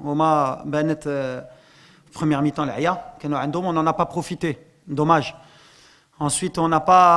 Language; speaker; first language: French; non-native, local second language; Arabic